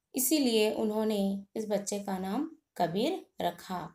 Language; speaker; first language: Hindi; non-native, local second language; Telugu